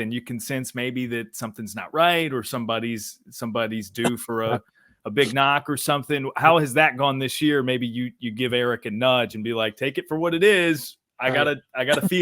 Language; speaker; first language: English; native; English